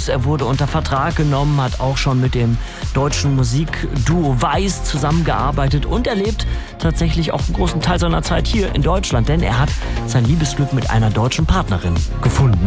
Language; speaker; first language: German; native; German